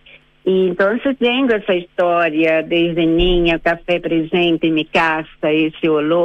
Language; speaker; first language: Spanish; non-native, fluent; Portuguese